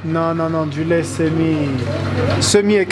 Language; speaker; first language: French; native; French